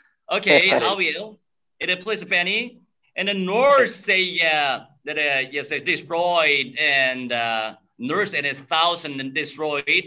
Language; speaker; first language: English; non-native, learner; Korean